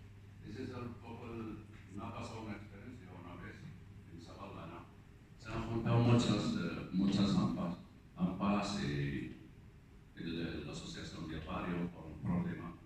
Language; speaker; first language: Spanish; non-native, fluent; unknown